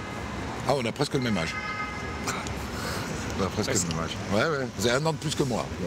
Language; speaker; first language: French; native; French